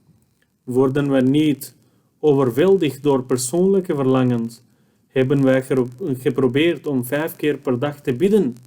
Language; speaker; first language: Dutch; non-native, fluent; Urdu